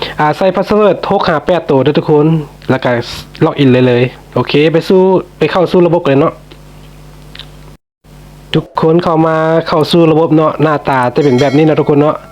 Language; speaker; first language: Thai; non-native, local second language; Lao